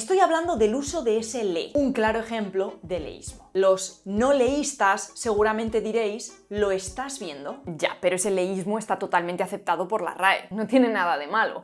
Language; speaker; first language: Spanish; native; Spanish